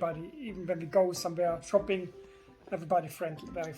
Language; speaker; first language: English; non-native, fluent; German